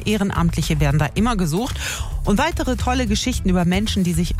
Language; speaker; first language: German; native; German